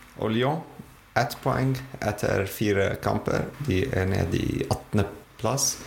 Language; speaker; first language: Norwegian; non-native, fluent; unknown